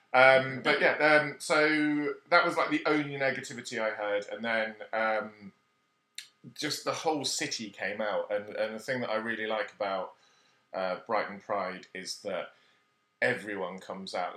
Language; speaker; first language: English; native; English